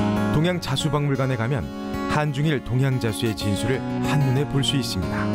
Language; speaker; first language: Korean; native; Korean